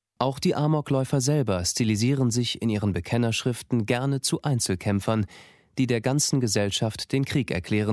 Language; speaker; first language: German; native; German